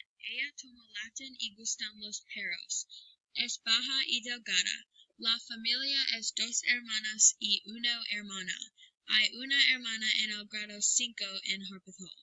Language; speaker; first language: Spanish; non-native, learner; English